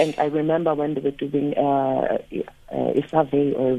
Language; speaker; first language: English; non-native, local second language; Zulu